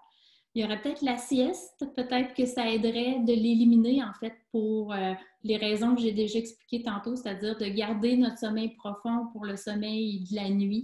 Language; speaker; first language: French; native; French